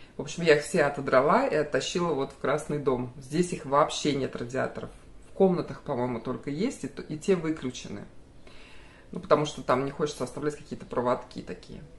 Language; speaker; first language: Russian; native; Russian